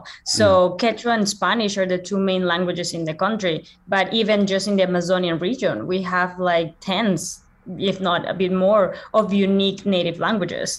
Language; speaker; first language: English; non-native, fluent; Spanish